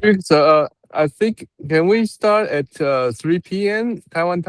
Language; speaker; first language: English; non-native, learner; Chinese